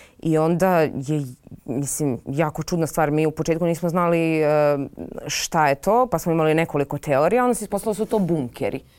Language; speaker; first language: Serbian; native; Serbian